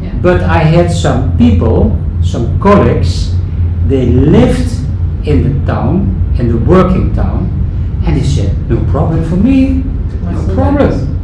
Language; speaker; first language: English; non-native, fluent; Dutch